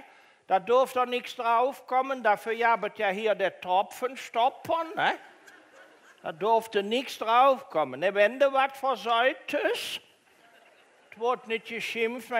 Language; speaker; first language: German; native; German